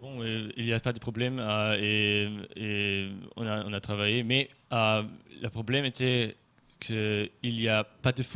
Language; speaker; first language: French; non-native, fluent; German